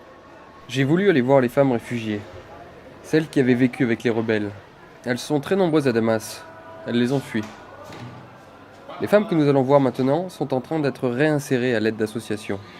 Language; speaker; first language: French; native; French